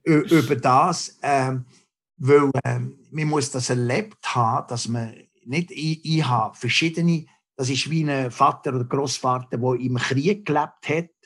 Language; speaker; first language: German; non-native, local second language; French